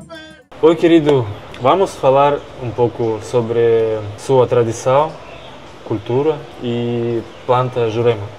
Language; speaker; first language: Portuguese; non-native, learner; Russian